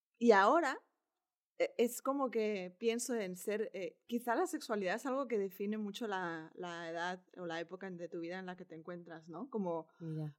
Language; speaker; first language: Spanish; native; Spanish